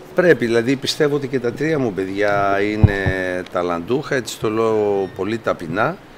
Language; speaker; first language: Greek; early bilingual, other home language; English